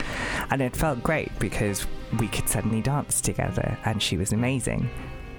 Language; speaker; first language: English; non-native, local second language; Bangla